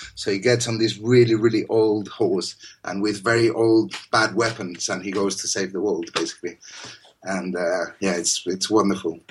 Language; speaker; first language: English; non-native, fluent; Spanish